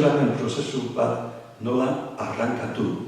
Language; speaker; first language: Basque; non-native, fluent; English